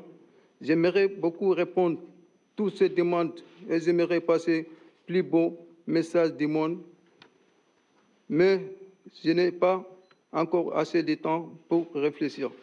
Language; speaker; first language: French; non-native, learner; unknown